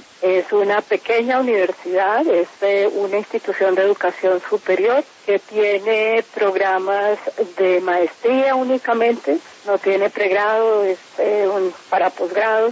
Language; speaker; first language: Spanish; native; Spanish